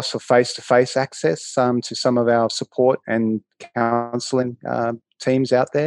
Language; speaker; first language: English; native; English